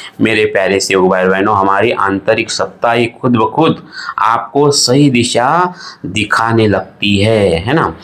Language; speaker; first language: Hindi; non-native, local second language; Marathi